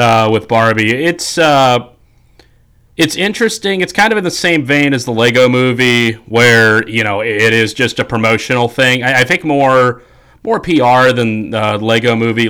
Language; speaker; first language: English; native; English